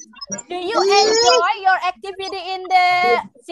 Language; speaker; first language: English; non-native, local second language; Indonesian